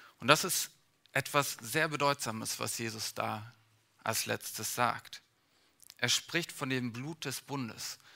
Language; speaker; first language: German; early bilingual, other home language; English